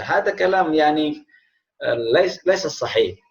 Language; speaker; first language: Arabic; non-native, fluent; Indonesian